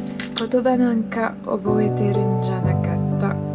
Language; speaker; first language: Japanese; non-native, learner; French